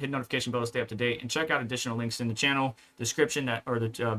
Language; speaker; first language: English; native; English